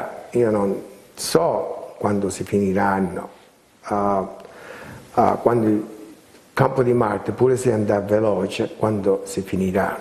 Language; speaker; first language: Italian; early bilingual, heritage; Italian